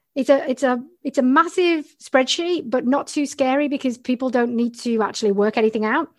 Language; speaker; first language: English; native; English